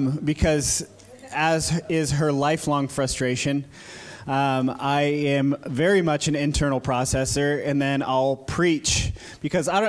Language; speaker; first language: English; native; English